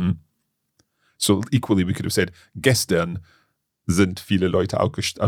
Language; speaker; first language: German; non-native, learner; English